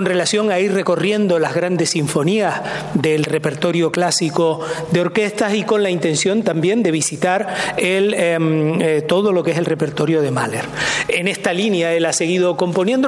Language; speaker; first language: Spanish; native; Spanish